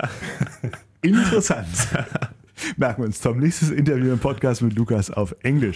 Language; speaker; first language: German; native; German